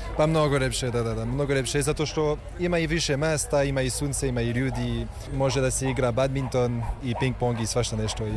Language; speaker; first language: Serbian; non-native, learner; French